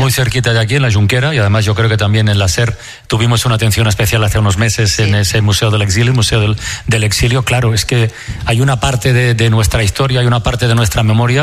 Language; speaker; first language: Spanish; native; Spanish